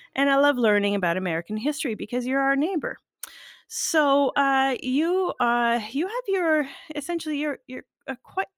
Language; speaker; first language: English; native; English